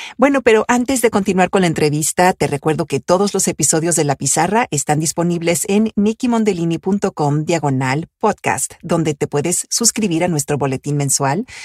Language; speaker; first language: Spanish; early bilingual, other home language; Italian